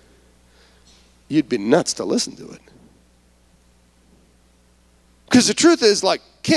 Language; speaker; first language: English; native; English